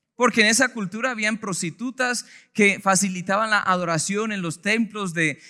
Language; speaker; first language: Spanish; non-native, fluent; English